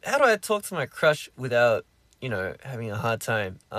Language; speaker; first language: English; early bilingual, other home language; Korean